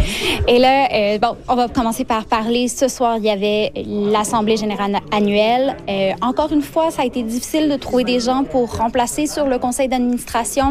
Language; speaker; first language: French; native; French